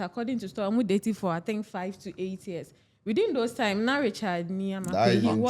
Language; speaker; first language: English; non-native, local second language; Akan